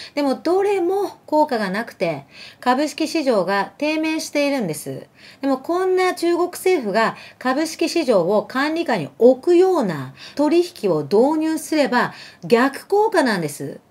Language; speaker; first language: Japanese; early bilingual, other home language; Arabic